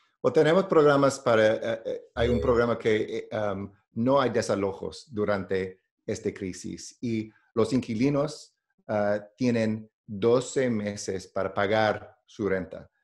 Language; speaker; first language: Spanish; non-native, learner; English